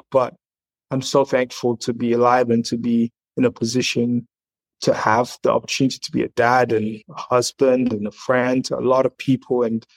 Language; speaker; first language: English; native; English